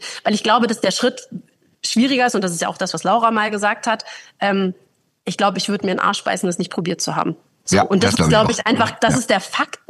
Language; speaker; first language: German; native; German